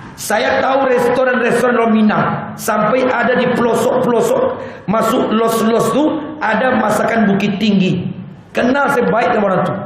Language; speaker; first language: Malay; native; Malay